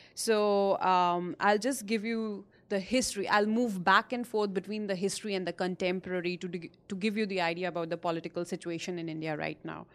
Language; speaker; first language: English; non-native, local second language; Hindi